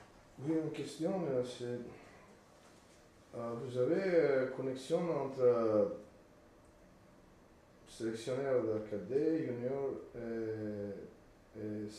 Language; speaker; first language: French; non-native, learner; Slovenian